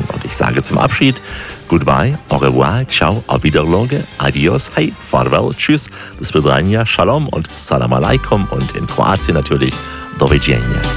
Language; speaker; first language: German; native; German